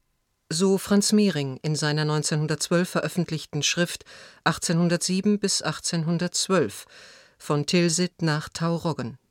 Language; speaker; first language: German; native; German